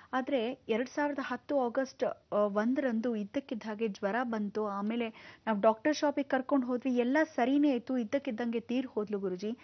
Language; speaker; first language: Kannada; native; Kannada